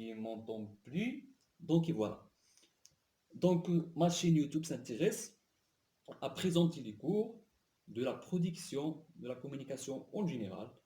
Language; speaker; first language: French; non-native, local second language; Arabic